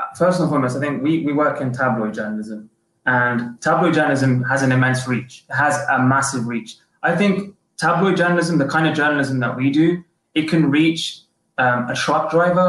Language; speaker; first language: English; native; English